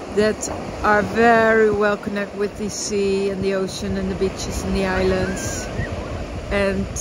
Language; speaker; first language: English; non-native, fluent; Dutch